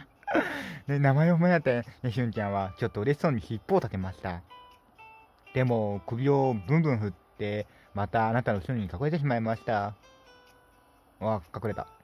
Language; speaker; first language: Japanese; native; Japanese